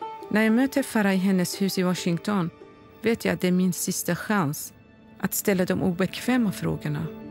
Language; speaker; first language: Swedish; non-native, fluent; Persian